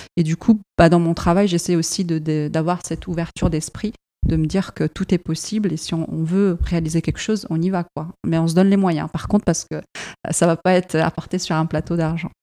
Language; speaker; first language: French; non-native, fluent; Arabic